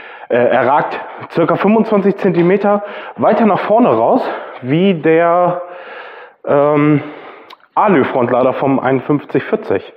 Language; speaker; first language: German; native; German